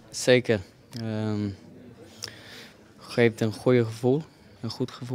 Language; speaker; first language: Dutch; non-native, fluent; Swedish